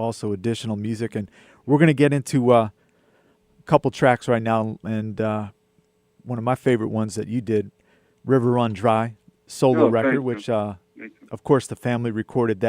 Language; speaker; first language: English; native; English